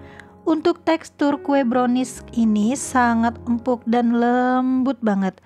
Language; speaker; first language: Indonesian; native; Indonesian